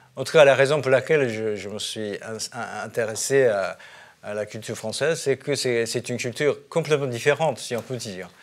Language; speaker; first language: French; non-native, fluent; Japanese